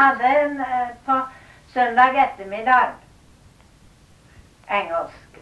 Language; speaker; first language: Norwegian; early bilingual, heritage; Norwegian